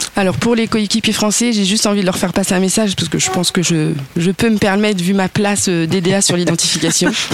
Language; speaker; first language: French; native; French